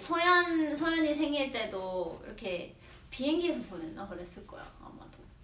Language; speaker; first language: Korean; non-native, fluent; Thai